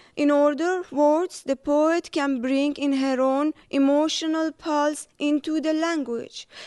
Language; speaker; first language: English; non-native, fluent; Persian